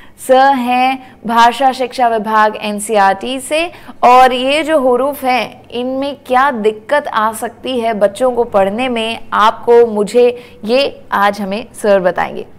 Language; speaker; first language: Hindi; native; Hindi